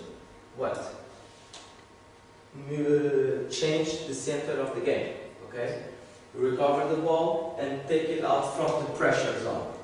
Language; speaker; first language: English; non-native, learner; Portuguese